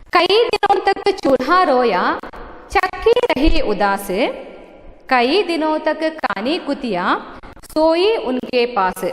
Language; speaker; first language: Hindi; non-native, local second language; Malayalam